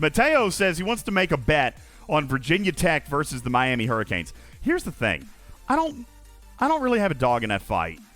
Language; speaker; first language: English; native; English